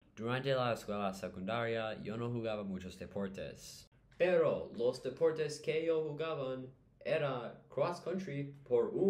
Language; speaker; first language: Spanish; non-native, learner; English